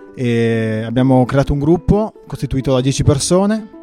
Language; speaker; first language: Italian; native; Italian